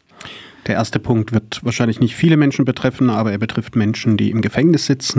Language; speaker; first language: German; native; German